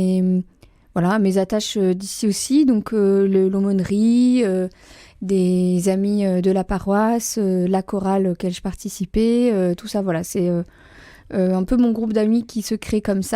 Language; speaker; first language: French; native; French